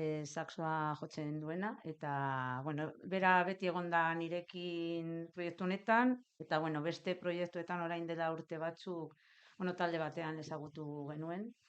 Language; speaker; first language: Basque; non-native, local second language; Spanish